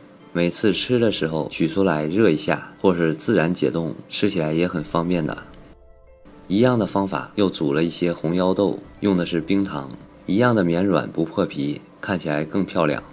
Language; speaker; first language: Chinese; native; Chinese